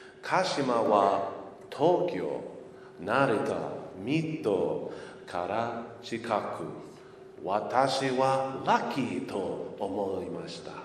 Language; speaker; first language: Japanese; non-native, learner; English